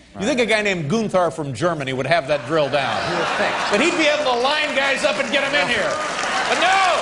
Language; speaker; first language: English; native; English